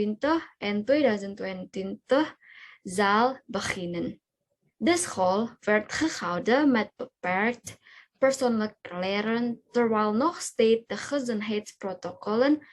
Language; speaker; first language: Dutch; non-native, learner; Indonesian